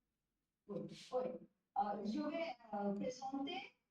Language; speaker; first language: French; non-native, learner; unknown